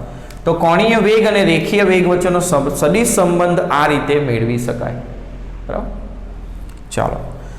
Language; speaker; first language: Gujarati; native; Gujarati